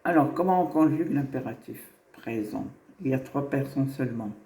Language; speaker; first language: French; non-native, local second language; Arabic